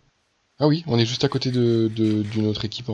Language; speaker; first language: French; native; French